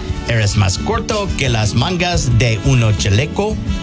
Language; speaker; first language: Spanish; non-native, learner; English